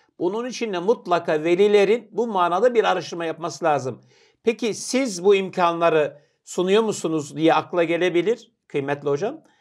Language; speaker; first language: Turkish; native; Turkish